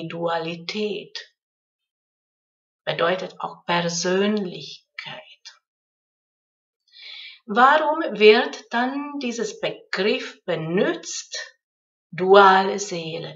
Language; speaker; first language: German; non-native, fluent; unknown